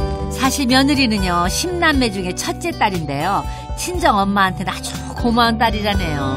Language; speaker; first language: Korean; native; Korean